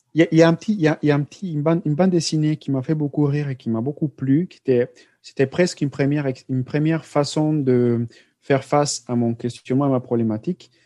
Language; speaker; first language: French; non-native, fluent; Spanish